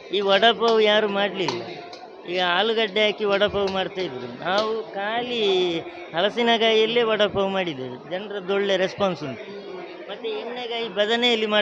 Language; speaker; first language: Kannada; native; Kannada